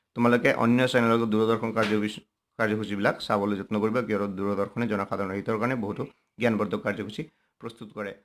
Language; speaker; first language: Assamese; non-native, local second language; Nepali